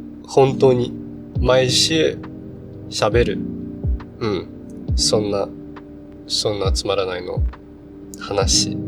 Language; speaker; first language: Japanese; non-native, learner; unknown